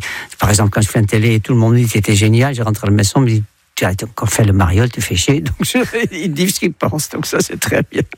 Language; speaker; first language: French; non-native, fluent; Dutch